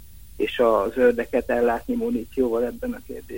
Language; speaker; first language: Hungarian; native; Hungarian